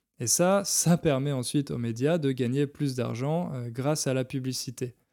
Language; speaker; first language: French; native; French